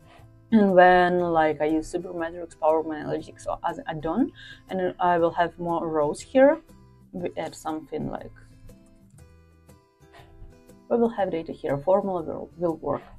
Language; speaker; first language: English; non-native, fluent; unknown